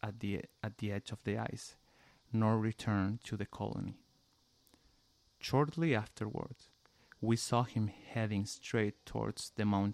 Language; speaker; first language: English; non-native, fluent; Spanish